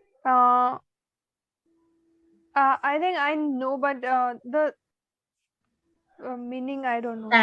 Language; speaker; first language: English; non-native, learner; Hindi